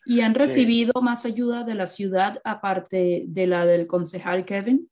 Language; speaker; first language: Spanish; native; Spanish